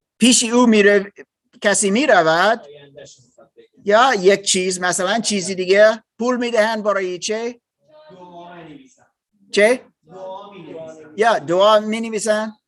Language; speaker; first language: Persian; non-native, learner; German